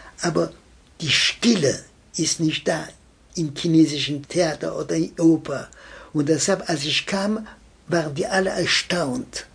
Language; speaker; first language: German; non-native, fluent; French